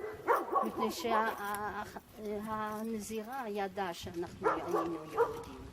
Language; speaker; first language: Hebrew; non-native, fluent; French